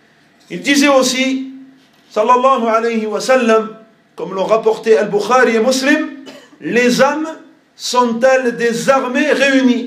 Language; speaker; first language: French; native; French